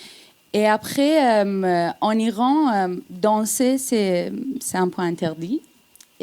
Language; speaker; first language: French; non-native, fluent; Persian